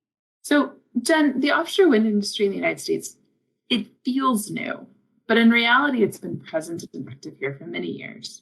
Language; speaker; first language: English; native; English